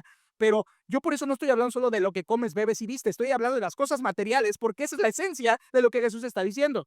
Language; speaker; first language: Spanish; native; Spanish